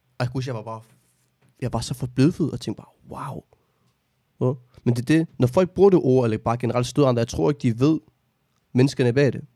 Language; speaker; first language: Danish; early bilingual, other home language; Arabic